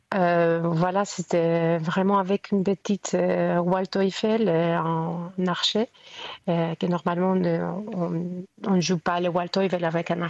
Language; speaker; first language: French; non-native, fluent; Greek